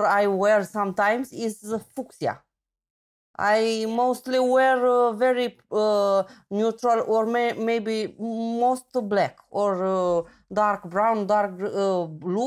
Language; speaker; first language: English; non-native, fluent; Romanian